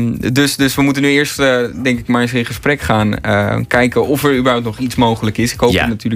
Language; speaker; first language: Dutch; native; Dutch